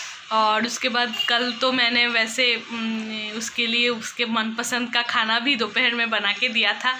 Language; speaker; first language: Hindi; non-native, local second language; Bangla